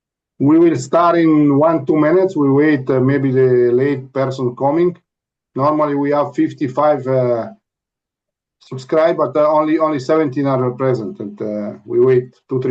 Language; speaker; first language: English; non-native, learner; Italian